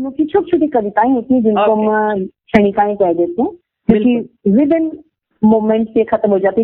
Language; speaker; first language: Hindi; native; Hindi